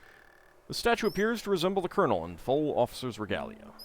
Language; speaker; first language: English; native; English